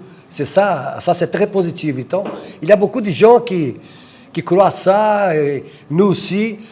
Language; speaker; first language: French; non-native, fluent; Portuguese